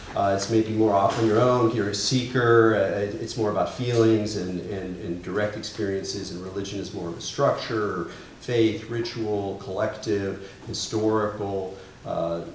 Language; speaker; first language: English; native; English